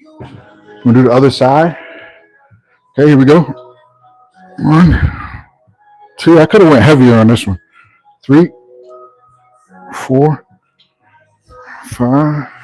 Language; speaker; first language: English; native; English